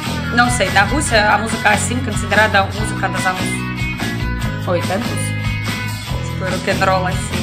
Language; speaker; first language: Portuguese; non-native, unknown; Russian